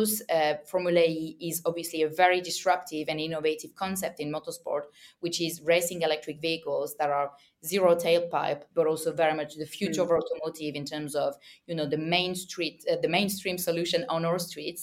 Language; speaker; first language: English; non-native, fluent; French